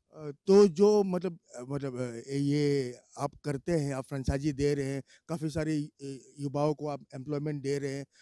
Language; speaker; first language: Hindi; non-native, local second language; Assamese